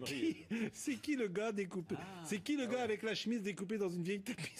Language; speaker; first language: French; native; French